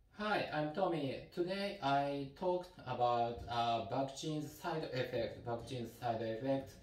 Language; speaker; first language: English; non-native, learner; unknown